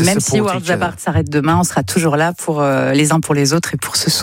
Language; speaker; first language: French; native; French